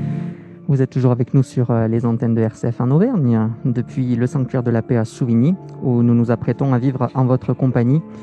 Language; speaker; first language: French; native; French